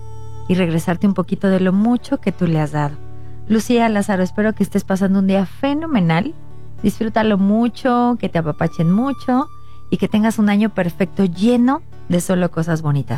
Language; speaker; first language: Spanish; native; Spanish